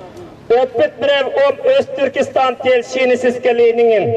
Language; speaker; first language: Swedish; non-native, learner; Uyghur